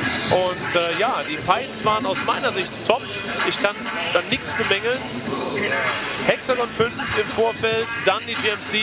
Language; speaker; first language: German; native; German